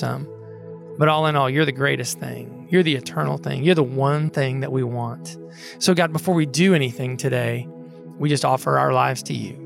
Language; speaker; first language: English; native; English